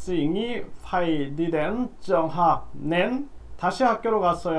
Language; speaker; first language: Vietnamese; non-native, learner; Korean